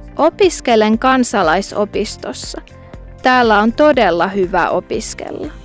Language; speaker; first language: Finnish; non-native, learner; Arabic